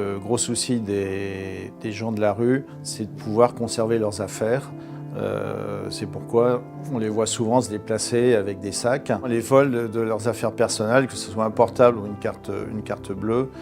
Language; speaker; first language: French; native; French